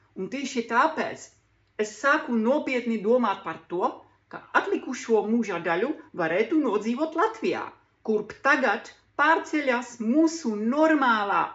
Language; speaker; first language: Latvian; non-native, learner; Czech